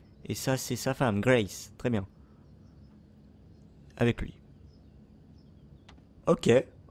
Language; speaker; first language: French; native; French